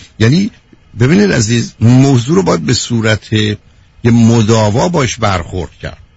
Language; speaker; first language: Persian; native; Persian